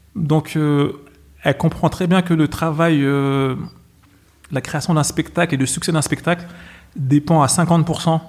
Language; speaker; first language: French; native; French